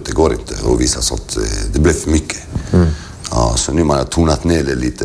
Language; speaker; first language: Swedish; early bilingual, other home language; Kurdish